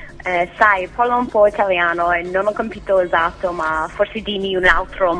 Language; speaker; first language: Italian; non-native, learner; English